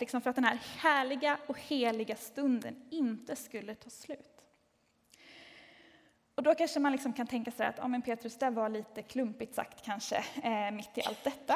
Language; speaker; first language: Swedish; native; Swedish